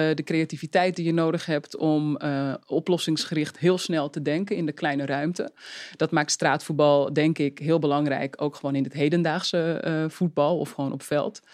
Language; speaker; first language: Dutch; native; Dutch